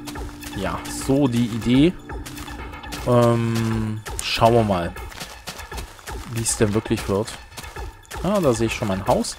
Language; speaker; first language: German; native; German